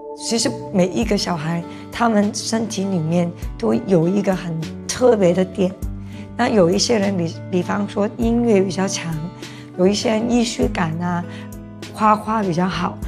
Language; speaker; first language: Chinese; non-native, local second language; Cantonese